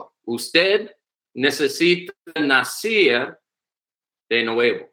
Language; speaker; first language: Spanish; non-native, learner; English